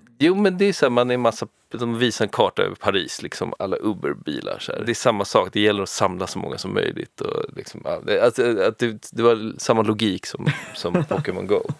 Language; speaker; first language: Swedish; native; Swedish